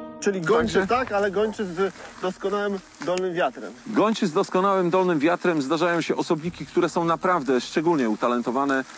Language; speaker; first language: Polish; native; Polish